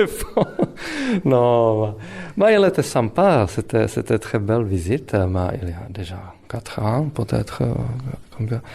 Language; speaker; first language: French; non-native, fluent; Czech